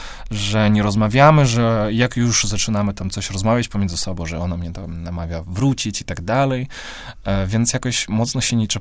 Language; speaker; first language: Polish; non-native, fluent; Russian